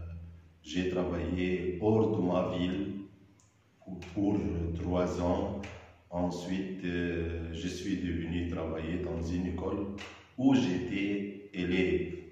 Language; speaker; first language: French; non-native, fluent; Arabic